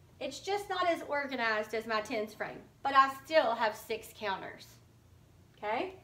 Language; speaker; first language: English; native; English